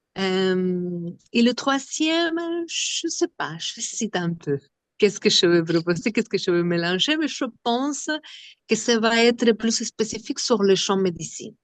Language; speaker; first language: French; non-native, fluent; Spanish